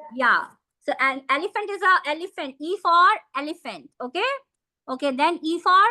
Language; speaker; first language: English; non-native, fluent; Hindi